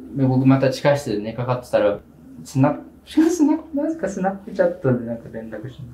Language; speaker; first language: Japanese; native; Japanese